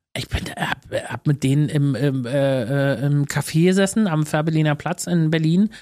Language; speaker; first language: German; native; German